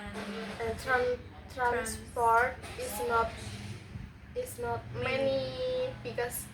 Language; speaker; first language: English; non-native, learner; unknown